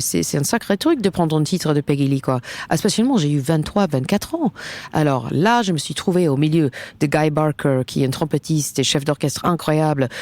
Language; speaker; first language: French; non-native, fluent; English